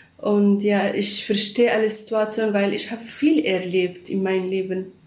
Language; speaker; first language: German; non-native, learner; Kurdish